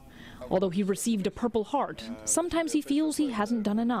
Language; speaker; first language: English; native; English